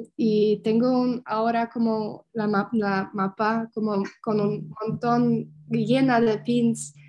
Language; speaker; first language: Spanish; non-native, learner; Polish